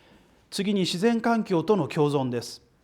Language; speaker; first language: Japanese; native; Japanese